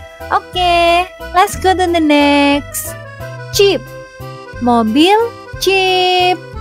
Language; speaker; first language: English; non-native, fluent; Indonesian